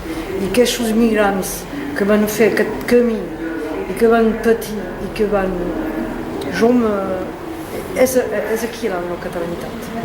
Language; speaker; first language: Catalan; non-native, local second language; French